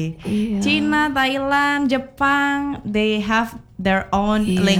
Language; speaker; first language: English; non-native, learner; Indonesian